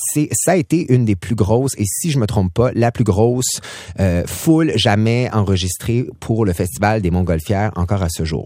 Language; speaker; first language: French; native; French